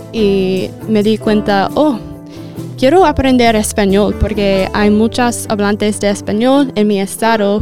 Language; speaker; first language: Spanish; non-native, learner; English